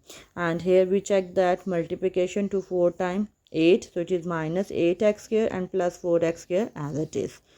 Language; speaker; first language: English; non-native, local second language; Urdu